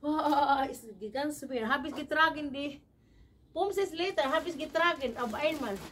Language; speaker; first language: German; non-native, learner; Filipino